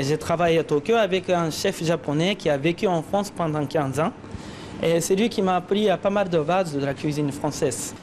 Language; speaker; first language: French; non-native, learner; Japanese